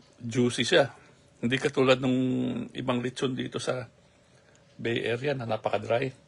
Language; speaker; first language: Filipino; non-native, local second language; Cebuano